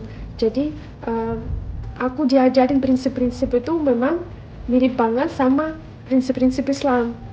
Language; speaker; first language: Indonesian; non-native, fluent; Russian